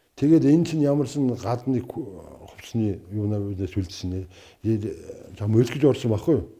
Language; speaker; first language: Mongolian; non-native, local second language; Kazakh